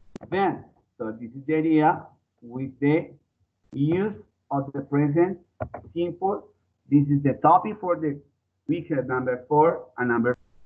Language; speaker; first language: English; non-native, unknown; Spanish